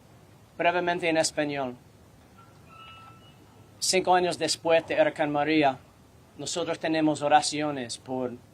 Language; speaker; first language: Spanish; non-native, learner; English